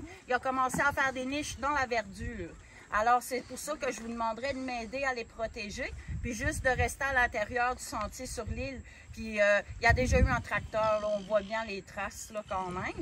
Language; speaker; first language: French; native; French